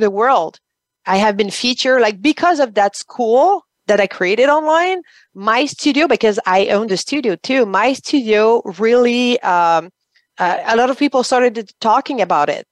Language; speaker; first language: English; non-native, fluent; French